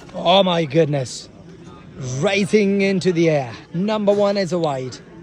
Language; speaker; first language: English; non-native, local second language; Malayalam